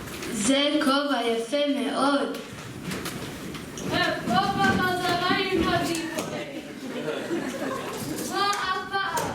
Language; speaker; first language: Hebrew; non-native, learner; English